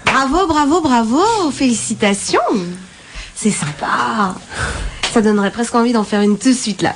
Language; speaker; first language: French; native; French